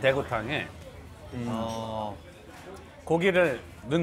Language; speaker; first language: Korean; native; Korean